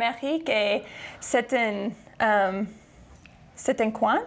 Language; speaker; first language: French; non-native, fluent; English